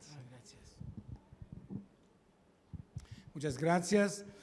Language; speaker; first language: Spanish; non-native, fluent; Italian